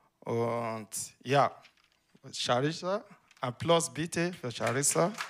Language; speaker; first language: German; non-native, learner; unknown